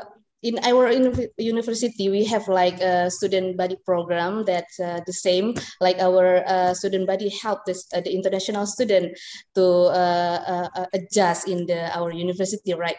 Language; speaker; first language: English; non-native, fluent; Indonesian